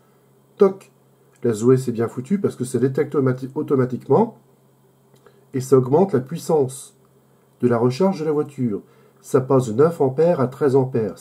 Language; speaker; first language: French; native; French